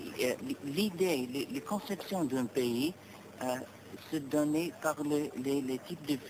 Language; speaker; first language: French; non-native, learner; English